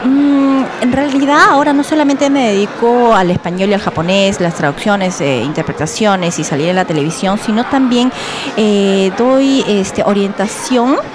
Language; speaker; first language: Spanish; early bilingual, heritage; Spanish